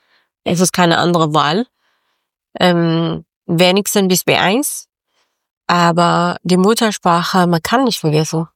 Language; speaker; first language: German; non-native, learner; Persian